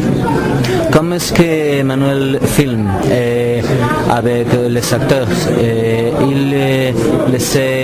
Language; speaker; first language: French; non-native, learner; Spanish